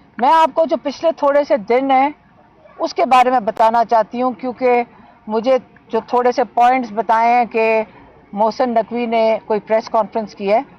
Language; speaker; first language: Urdu; native; Urdu